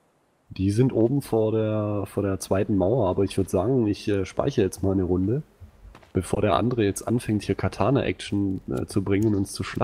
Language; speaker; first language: German; native; German